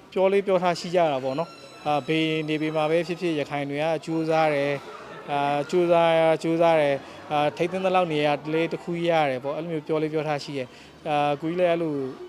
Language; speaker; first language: Burmese; non-native, local second language; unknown